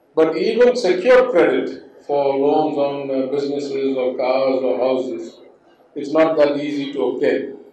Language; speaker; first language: English; non-native, local second language; Tamil